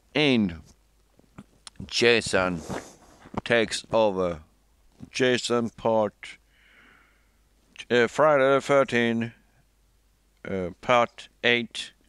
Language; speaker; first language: English; non-native, fluent; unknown